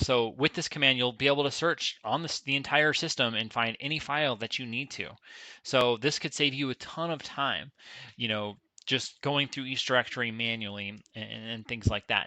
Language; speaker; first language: English; native; English